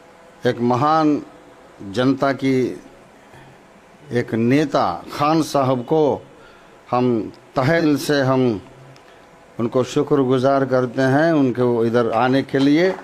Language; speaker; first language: Hindi; non-native, local second language; Telugu